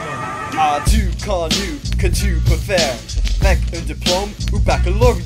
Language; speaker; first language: French; non-native, learner; English